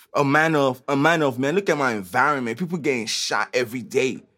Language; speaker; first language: English; non-native, local second language; Igbo